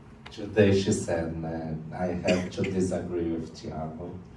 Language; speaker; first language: English; non-native, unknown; Portuguese